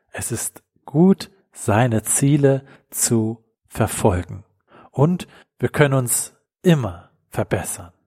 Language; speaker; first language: German; native; German